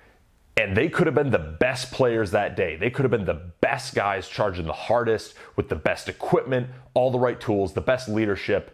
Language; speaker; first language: English; native; English